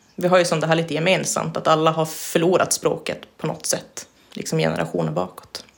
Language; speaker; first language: Swedish; native; Swedish